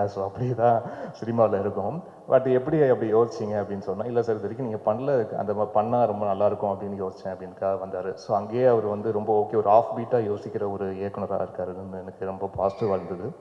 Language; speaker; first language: Tamil; native; Tamil